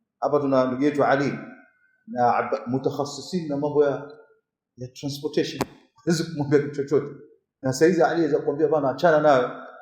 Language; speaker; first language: Swahili; native; Swahili